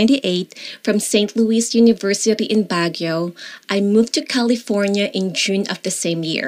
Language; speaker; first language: English; non-native, local second language; Filipino